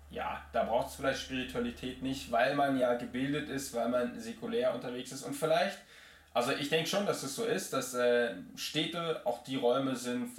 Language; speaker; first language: German; native; German